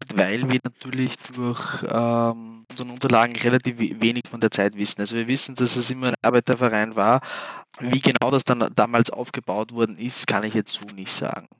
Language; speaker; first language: German; native; German